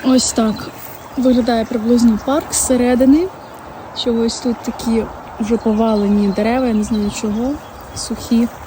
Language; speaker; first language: Ukrainian; non-native, local second language; Russian